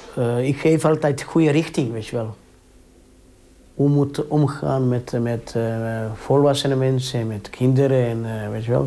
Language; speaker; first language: Dutch; non-native, learner; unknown